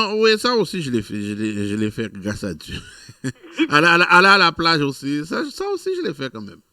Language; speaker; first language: French; non-native, local second language; Haitian Creole